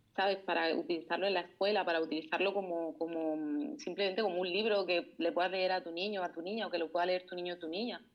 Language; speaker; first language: Spanish; native; Spanish